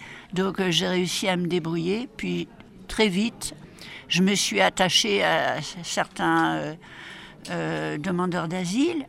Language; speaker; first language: French; native; French